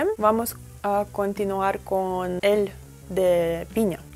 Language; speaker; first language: Spanish; non-native, fluent; Russian